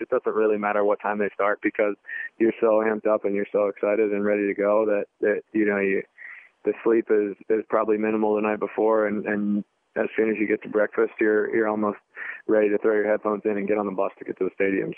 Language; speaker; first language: English; native; English